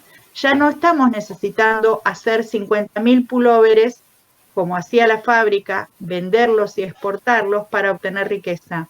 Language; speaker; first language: Spanish; native; Spanish